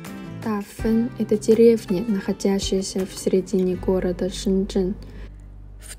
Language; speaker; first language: Russian; non-native, fluent; Chinese